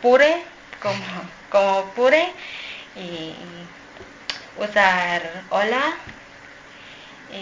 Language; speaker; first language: Spanish; non-native, learner; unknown